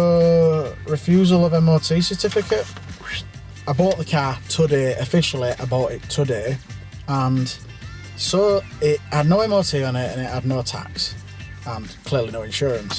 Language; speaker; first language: English; native; English